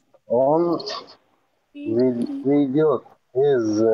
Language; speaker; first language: Russian; non-native, learner; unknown